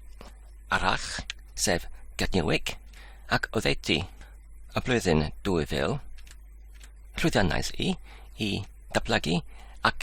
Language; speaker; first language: Welsh; non-native, learner; English